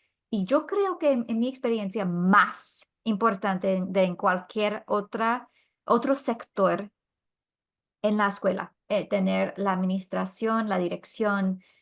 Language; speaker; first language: Spanish; non-native, fluent; English